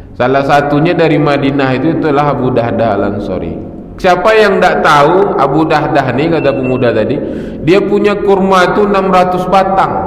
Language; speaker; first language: Malay; native; Malay